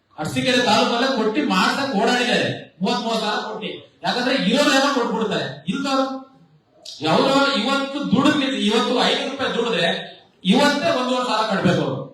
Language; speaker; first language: Kannada; non-native, local second language; Lambadi